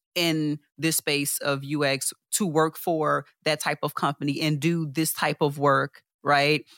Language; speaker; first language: English; native; English